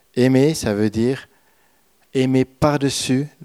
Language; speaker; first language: French; native; French